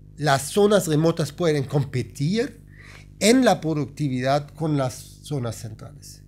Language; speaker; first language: Spanish; non-native, fluent; German